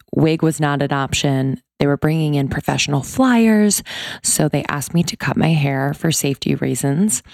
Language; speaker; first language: English; native; English